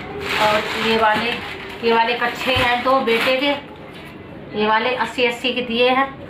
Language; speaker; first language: Hindi; native; Hindi